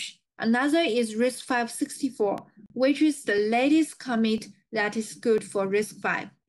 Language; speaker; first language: English; non-native, fluent; Chinese